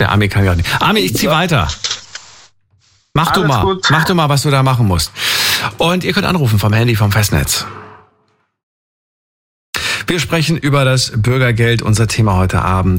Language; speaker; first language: German; native; German